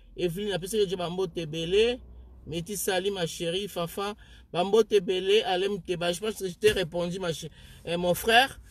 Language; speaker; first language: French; non-native, local second language; Lingala